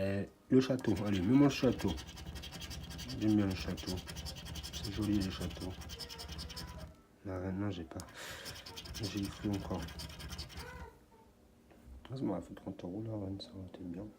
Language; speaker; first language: French; native; French